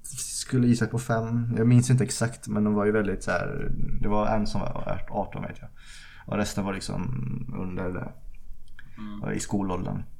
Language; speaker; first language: Swedish; early bilingual, other home language; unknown